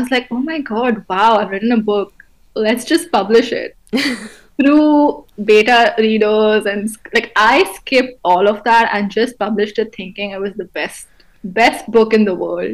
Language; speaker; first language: English; non-native, local second language; Hindi